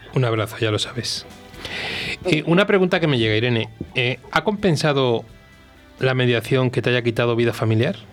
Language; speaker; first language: Spanish; native; Spanish